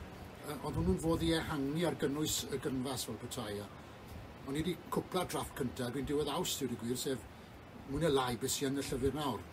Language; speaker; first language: Welsh; native; Welsh